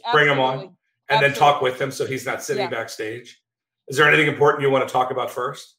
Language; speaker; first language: English; native; English